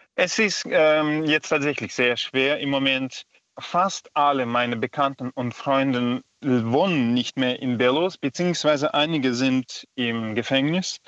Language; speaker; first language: German; non-native, fluent; Belarusian